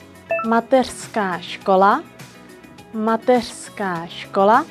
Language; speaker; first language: Czech; non-native, fluent; Vietnamese